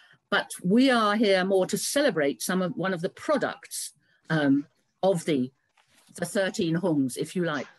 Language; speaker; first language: English; native; English